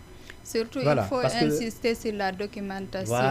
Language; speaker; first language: French; non-native, local second language; Fula